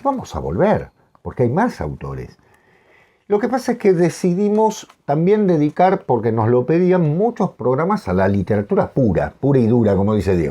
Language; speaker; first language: Spanish; native; Spanish